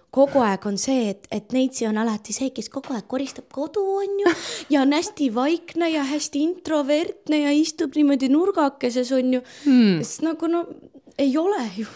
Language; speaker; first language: Estonian; non-native, local second language; Russian